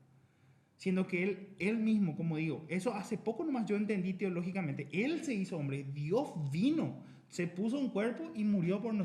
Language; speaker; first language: Spanish; native; Spanish